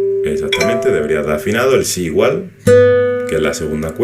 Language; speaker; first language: Spanish; native; Spanish